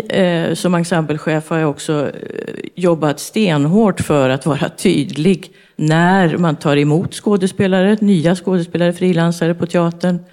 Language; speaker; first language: Swedish; native; Swedish